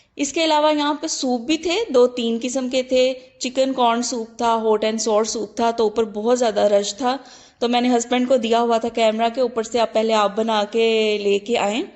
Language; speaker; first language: Urdu; native; Urdu